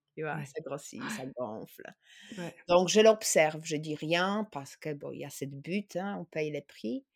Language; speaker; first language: French; non-native, fluent; Polish